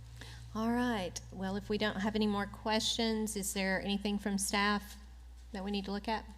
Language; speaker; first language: English; native; English